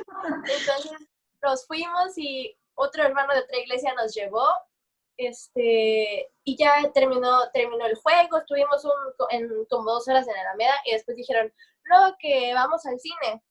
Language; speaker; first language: Spanish; native; Spanish